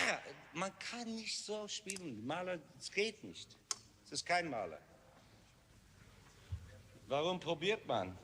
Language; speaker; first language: German; non-native, learner; English